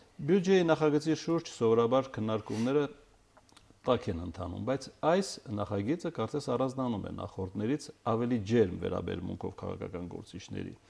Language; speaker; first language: Armenian; native; Armenian